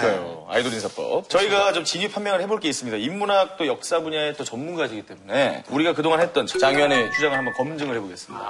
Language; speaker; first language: Korean; native; Korean